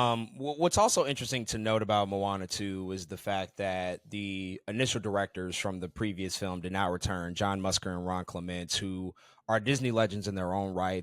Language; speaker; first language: English; native; English